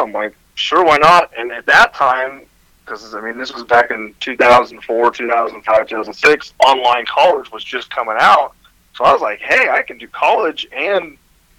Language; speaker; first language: English; native; English